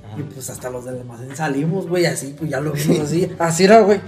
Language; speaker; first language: Spanish; native; Spanish